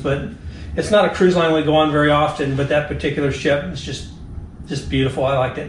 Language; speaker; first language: English; native; English